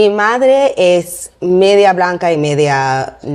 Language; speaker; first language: Spanish; non-native, learner; English